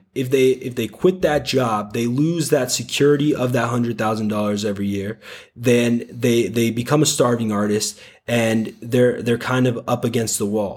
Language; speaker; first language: English; native; English